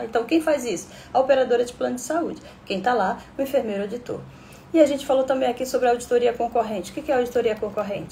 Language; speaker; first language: Portuguese; native; Portuguese